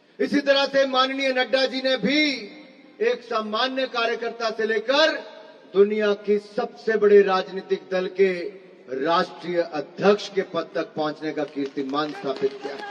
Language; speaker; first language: Hindi; native; Hindi